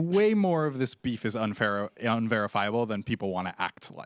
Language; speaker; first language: English; native; English